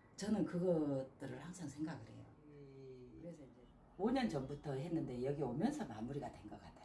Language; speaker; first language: Korean; native; Korean